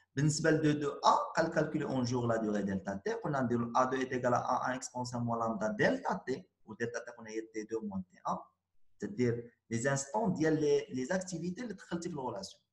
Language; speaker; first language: French; non-native, local second language; Arabic